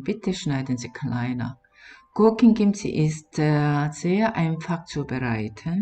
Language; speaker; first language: German; non-native, learner; Korean